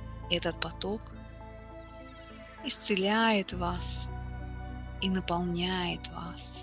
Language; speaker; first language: Russian; native; Russian